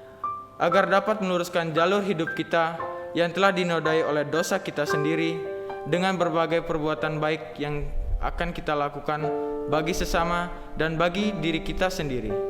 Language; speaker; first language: Indonesian; native; Indonesian